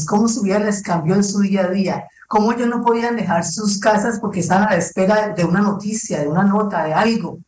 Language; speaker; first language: Spanish; native; Spanish